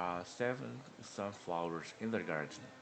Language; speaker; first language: English; non-native, learner; Korean